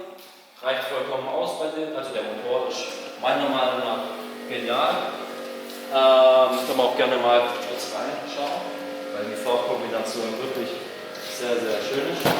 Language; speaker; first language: German; native; German